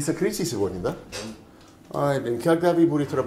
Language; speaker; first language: Russian; non-native, learner; English